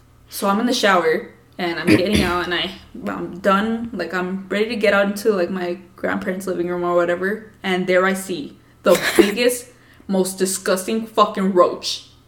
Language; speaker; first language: English; early bilingual, other home language; Spanish